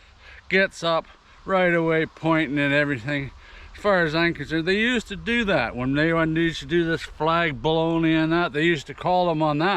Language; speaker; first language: English; native; English